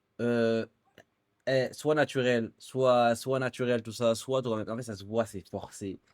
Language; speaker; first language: French; native; French